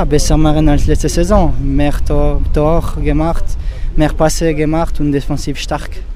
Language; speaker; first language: German; non-native, learner; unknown